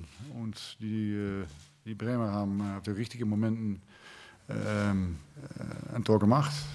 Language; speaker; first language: German; non-native, fluent; Dutch